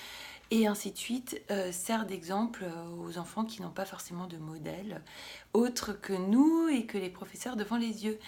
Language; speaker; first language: French; native; French